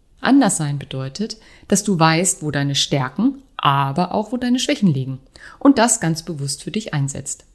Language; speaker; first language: German; native; German